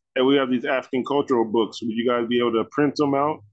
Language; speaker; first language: English; native; English